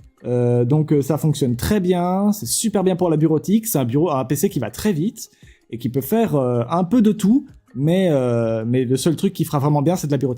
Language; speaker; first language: French; native; French